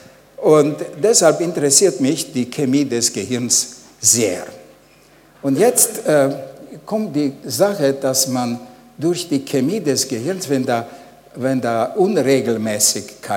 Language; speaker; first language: German; non-native, fluent; Hungarian